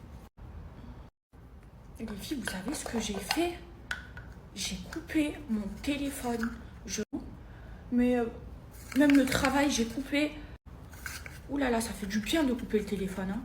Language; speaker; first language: French; native; French